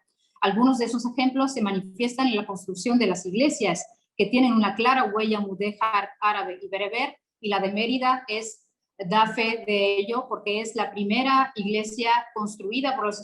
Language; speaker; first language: Spanish; non-native, fluent; Arabic